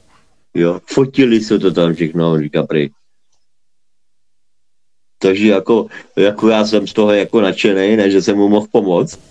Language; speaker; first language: Czech; native; Czech